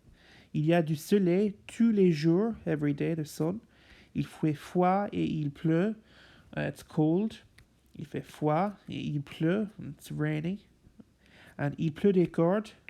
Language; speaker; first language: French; non-native, fluent; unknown